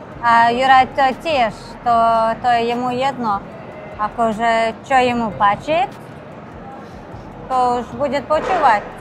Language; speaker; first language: Slovak; non-native, learner; Azerbaijani